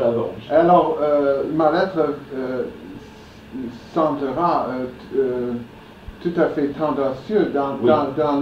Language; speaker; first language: French; non-native, fluent; English